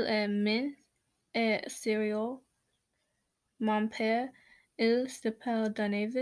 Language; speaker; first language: French; non-native, learner; English